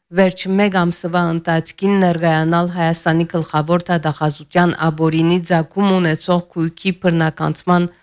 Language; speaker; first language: Armenian; early bilingual, heritage; Armenian